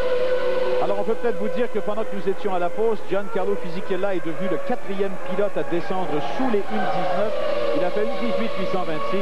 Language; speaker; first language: French; native; French